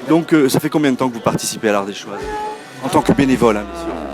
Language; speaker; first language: French; native; French